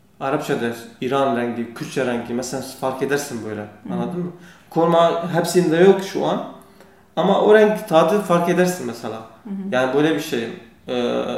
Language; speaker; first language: Turkish; non-native, learner; Kurdish